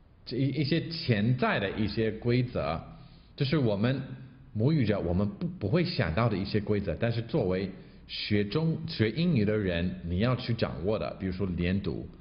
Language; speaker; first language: Chinese; non-native, fluent; English